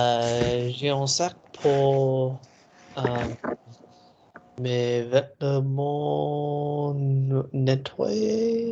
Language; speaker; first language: French; non-native, learner; English